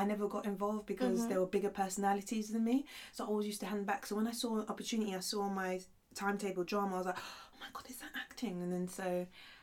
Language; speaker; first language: English; early bilingual, other home language; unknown